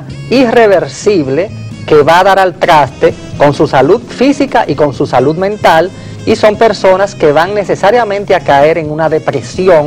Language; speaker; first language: Spanish; native; Spanish